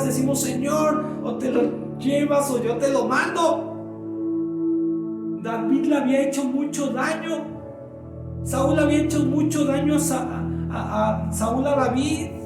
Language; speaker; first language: Spanish; native; Spanish